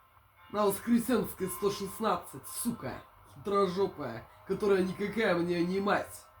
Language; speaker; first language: Russian; native; Russian